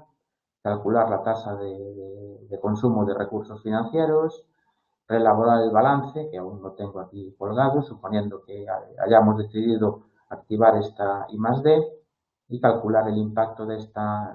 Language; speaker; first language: Spanish; native; Spanish